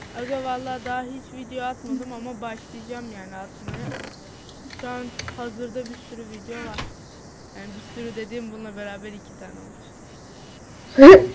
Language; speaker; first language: Turkish; native; Turkish